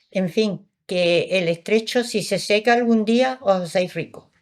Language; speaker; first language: Spanish; early bilingual, other home language; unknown